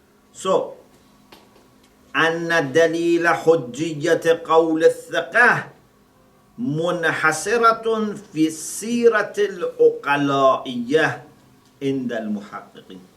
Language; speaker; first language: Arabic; non-native, fluent; Persian